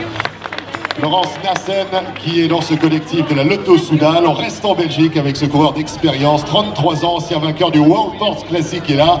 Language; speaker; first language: French; native; French